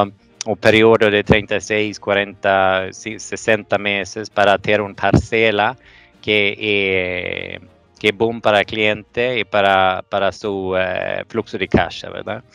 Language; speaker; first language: Portuguese; non-native, fluent; Swedish